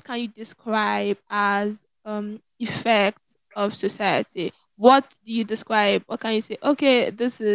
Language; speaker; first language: English; non-native, local second language; Yoruba